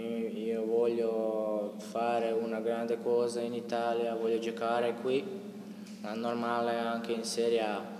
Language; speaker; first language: Italian; non-native, learner; Croatian